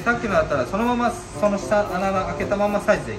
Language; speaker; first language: Japanese; native; Japanese